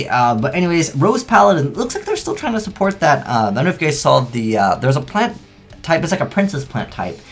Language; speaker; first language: English; native; English